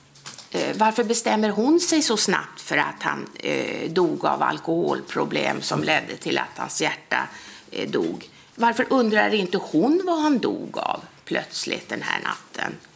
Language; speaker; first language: Swedish; native; Swedish